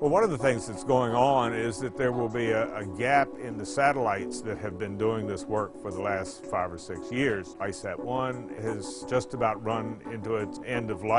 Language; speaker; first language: English; native; English